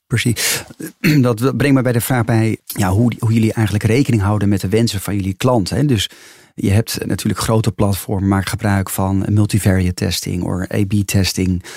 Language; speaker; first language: Dutch; native; Dutch